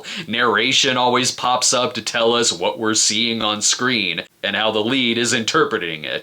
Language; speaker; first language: English; native; English